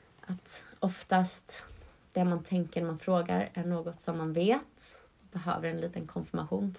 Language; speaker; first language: Swedish; native; Swedish